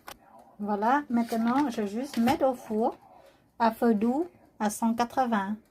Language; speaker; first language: French; non-native, learner; Vietnamese